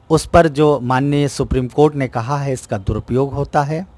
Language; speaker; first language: Hindi; native; Hindi